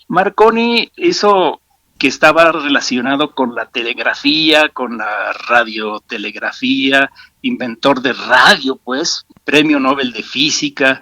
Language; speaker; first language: Spanish; native; Spanish